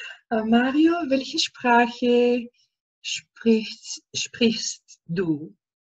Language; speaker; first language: German; non-native, learner; Greek